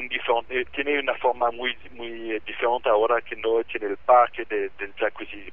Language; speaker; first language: Spanish; non-native, fluent; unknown